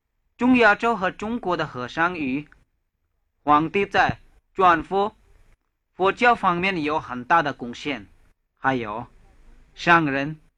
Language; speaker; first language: Chinese; non-native, fluent; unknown